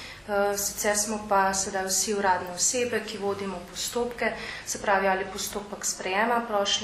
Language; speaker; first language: Slovenian; native; Slovenian